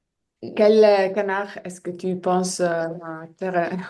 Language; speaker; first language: French; non-native, learner; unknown